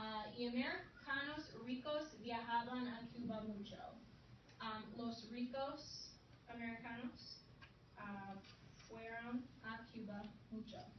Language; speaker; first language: Spanish; non-native, fluent; English